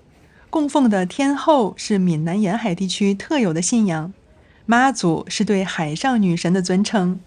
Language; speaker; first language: Chinese; native; Chinese